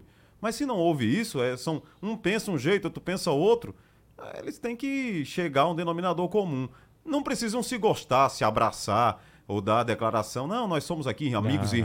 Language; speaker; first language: Portuguese; native; Portuguese